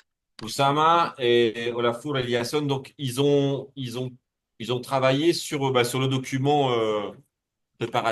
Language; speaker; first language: French; native; French